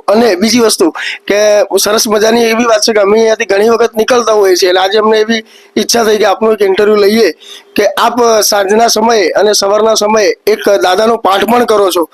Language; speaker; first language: Gujarati; native; Gujarati